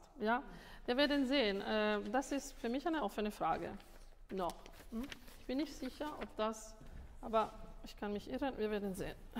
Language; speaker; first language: German; non-native, fluent; Italian